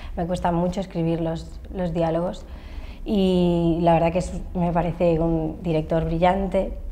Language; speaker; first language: Spanish; native; Spanish